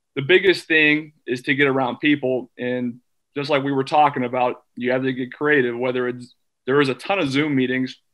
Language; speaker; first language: English; native; English